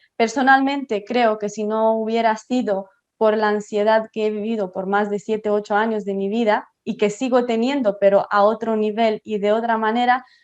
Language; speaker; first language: Spanish; non-native, fluent; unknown